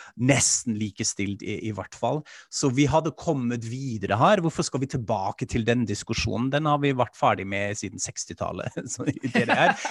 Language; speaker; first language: Norwegian; non-native, fluent; German